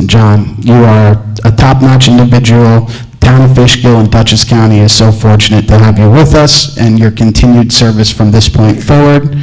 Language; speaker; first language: English; native; English